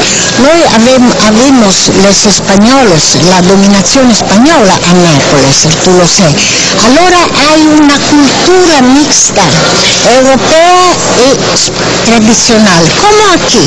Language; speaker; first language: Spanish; non-native, learner; Italian